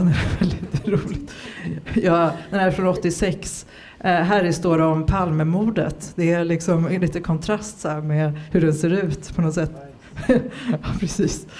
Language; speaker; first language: Swedish; native; Swedish